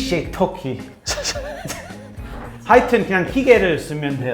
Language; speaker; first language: Korean; non-native, fluent; English